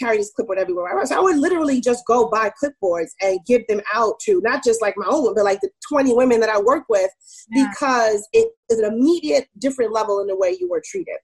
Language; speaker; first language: English; native; English